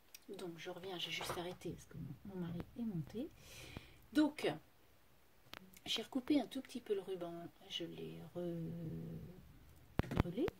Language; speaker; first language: French; native; French